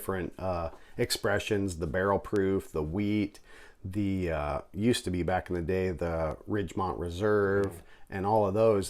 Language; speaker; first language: English; native; English